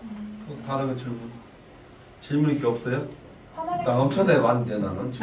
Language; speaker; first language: Korean; native; Korean